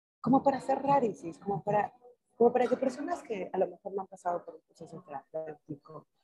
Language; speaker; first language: Spanish; native; Spanish